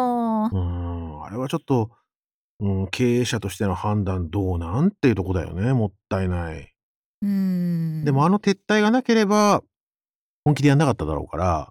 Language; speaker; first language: Japanese; native; Japanese